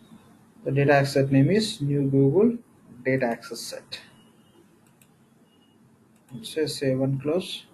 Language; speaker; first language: English; non-native, local second language; Telugu